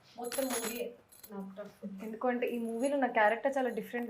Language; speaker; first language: Telugu; non-native, local second language; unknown